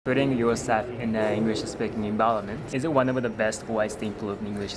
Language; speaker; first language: English; non-native, fluent; Japanese